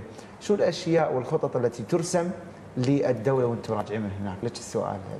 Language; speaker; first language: Arabic; native; Arabic